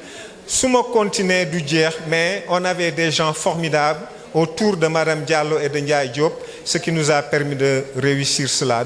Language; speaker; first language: French; non-native, local second language; Wolof